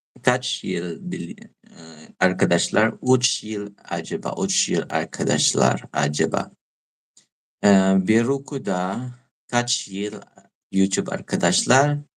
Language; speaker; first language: Turkish; non-native, learner; Filipino